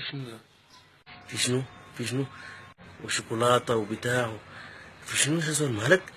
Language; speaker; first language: Arabic; native; Arabic